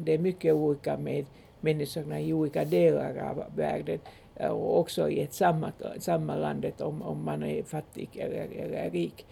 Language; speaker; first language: Swedish; non-native, local second language; Finnish